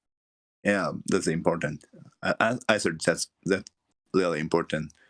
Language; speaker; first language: English; non-native, learner; Japanese